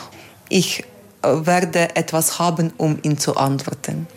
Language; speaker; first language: German; non-native, fluent; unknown